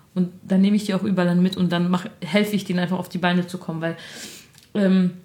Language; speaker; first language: German; early bilingual, other home language; Armenian